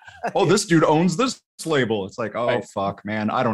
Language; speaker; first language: English; native; English